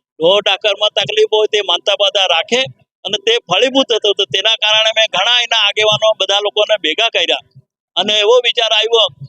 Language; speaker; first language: Gujarati; non-native, local second language; Gamit